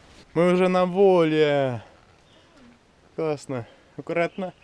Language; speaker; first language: Russian; non-native, fluent; English